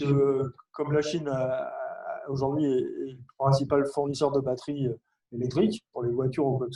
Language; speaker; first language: French; native; French